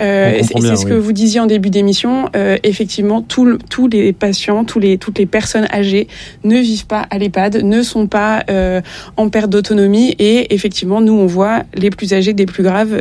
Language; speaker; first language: French; native; French